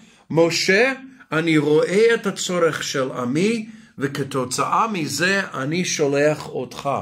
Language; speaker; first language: Hebrew; non-native, fluent; English